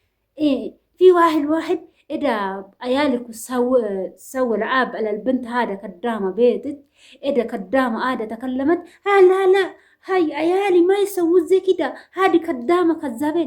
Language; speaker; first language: Arabic; non-native, learner; Oromo